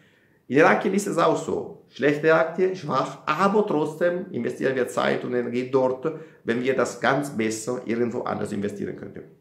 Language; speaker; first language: German; non-native, fluent; Italian